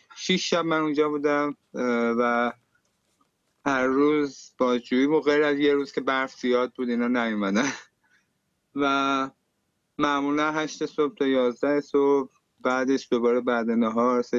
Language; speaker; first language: Persian; native; Persian